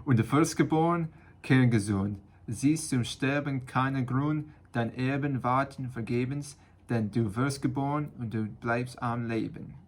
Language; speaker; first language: German; non-native, learner; English